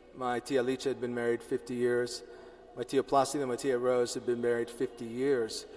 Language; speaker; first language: English; early bilingual, other home language; Spanish